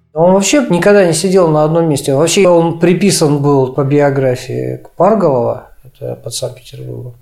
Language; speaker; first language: Russian; native; Russian